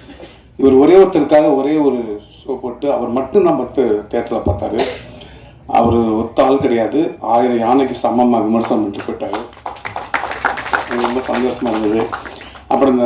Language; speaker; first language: Tamil; native; Tamil